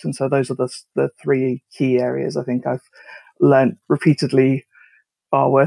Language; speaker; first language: English; native; English